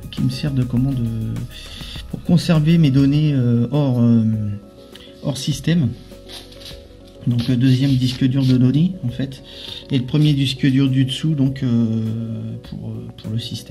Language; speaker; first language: French; native; French